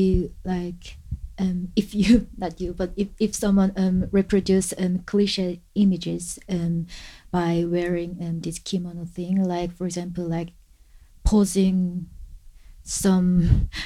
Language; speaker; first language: English; non-native, fluent; Korean